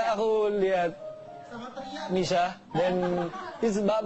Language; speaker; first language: Indonesian; non-native, learner; Filipino